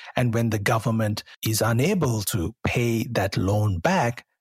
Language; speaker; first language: English; non-native, local second language; Sinhala